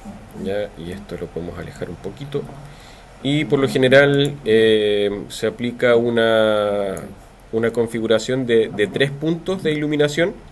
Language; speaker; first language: Spanish; native; Spanish